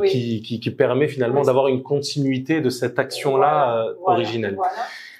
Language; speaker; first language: French; native; French